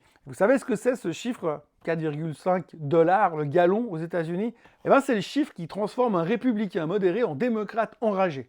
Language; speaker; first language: French; native; French